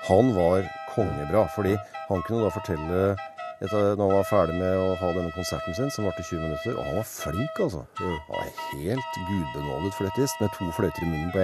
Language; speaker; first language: Norwegian; native; Norwegian